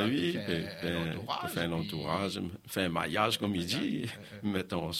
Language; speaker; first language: French; non-native, local second language; Réunion Creole French